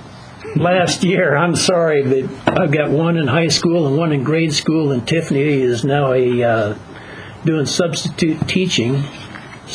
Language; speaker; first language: English; native; English